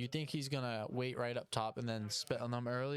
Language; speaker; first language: English; native; English